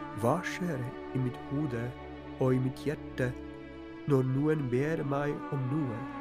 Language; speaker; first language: Norwegian; non-native, fluent; Polish